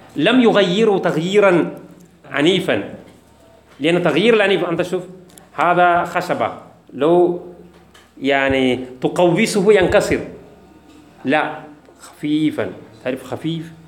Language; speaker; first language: Arabic; non-native, fluent; Malayalam